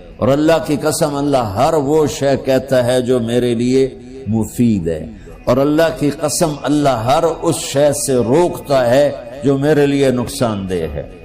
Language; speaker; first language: Urdu; non-native, local second language; Punjabi